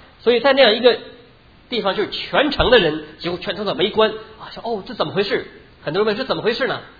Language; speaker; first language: Chinese; native; Chinese